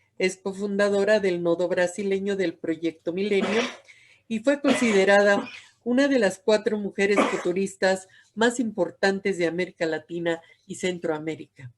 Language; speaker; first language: Spanish; native; Spanish